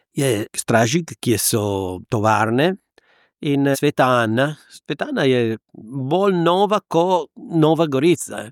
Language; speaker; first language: Slovenian; non-native, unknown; Italian